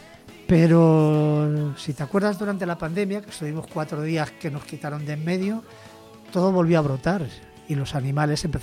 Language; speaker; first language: Spanish; native; Spanish